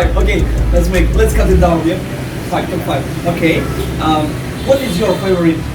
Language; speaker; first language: English; non-native, learner; Russian